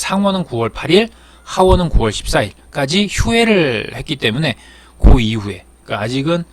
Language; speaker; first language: Korean; native; Korean